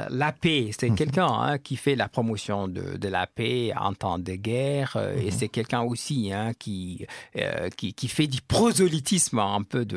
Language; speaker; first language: French; non-native, local second language; Fula